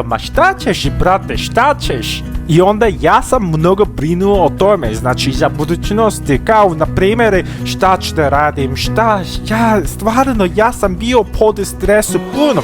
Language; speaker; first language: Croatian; non-native, fluent; Korean